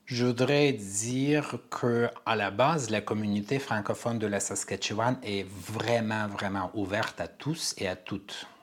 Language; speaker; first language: French; non-native, fluent; Armenian